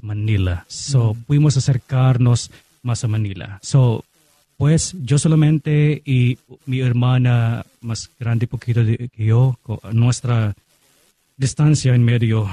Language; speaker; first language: Spanish; non-native, fluent; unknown